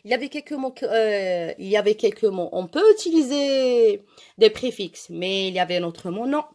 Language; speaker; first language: French; non-native, local second language; Arabic